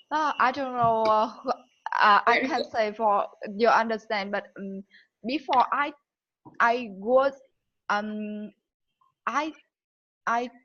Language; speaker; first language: English; non-native, learner; Vietnamese